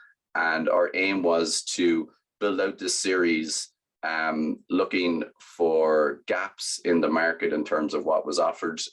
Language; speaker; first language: English; native; English